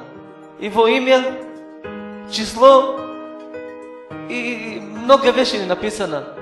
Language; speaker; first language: Russian; non-native, learner; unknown